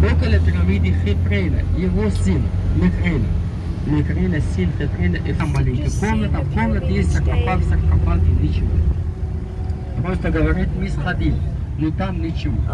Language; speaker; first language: Russian; non-native, learner; Arabic